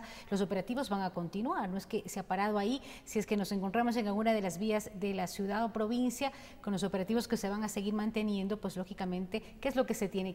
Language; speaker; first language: Spanish; native; Spanish